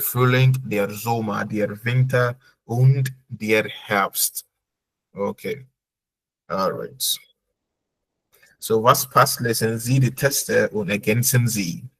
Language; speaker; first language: German; non-native, fluent; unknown